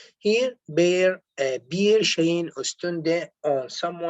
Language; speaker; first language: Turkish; non-native, learner; Arabic